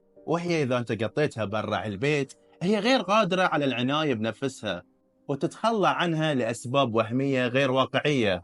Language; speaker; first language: Arabic; native; Arabic